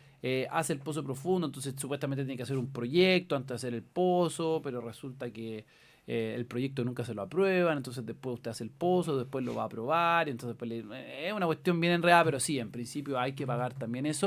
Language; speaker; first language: Spanish; native; Spanish